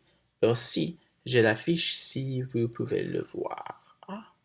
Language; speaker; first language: French; non-native, learner; English